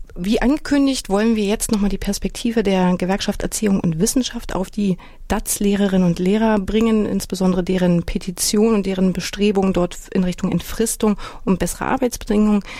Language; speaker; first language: German; native; German